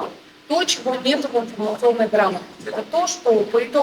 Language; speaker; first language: Russian; native; Russian